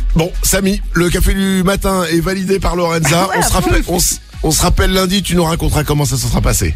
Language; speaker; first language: French; native; French